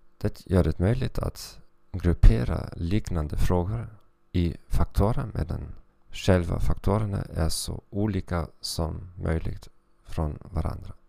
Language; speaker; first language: Swedish; non-native, fluent; German